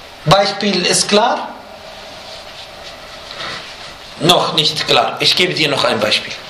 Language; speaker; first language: German; non-native, fluent; Arabic